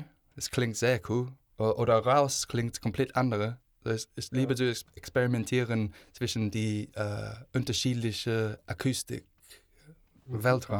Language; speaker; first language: German; non-native, learner; English